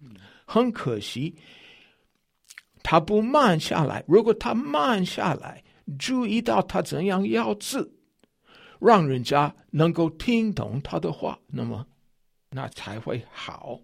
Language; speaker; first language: Chinese; non-native, fluent; English